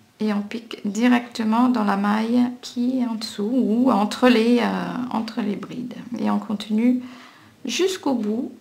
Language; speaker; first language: French; non-native, fluent; English